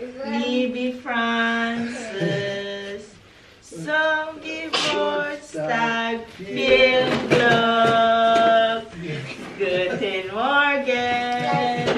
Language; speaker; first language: German; non-native, learner; Cebuano